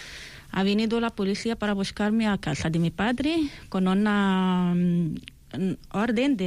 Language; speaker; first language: Spanish; non-native, learner; Arabic